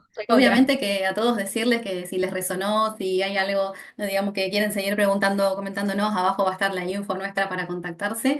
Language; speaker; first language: Spanish; native; Spanish